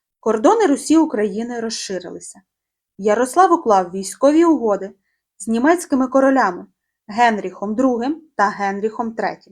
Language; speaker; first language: Ukrainian; native; Ukrainian